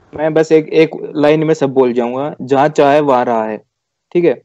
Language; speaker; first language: Hindi; native; Hindi